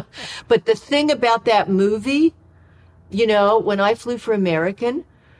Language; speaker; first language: English; native; English